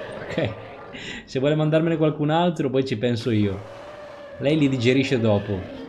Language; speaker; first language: Italian; native; Italian